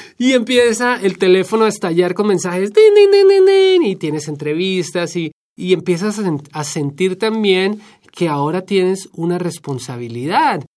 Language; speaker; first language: Spanish; native; Spanish